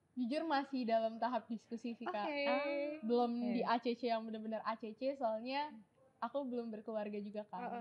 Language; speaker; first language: Indonesian; native; Indonesian